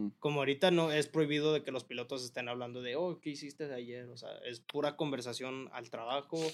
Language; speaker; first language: Spanish; early bilingual, heritage; Spanish